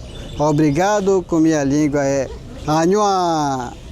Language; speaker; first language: Portuguese; non-native, local second language; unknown